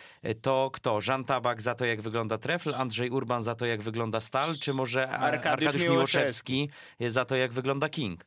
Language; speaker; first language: Polish; native; Polish